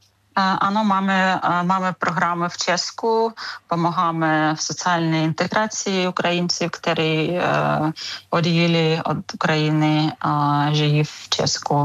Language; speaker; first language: Czech; non-native, fluent; Ukrainian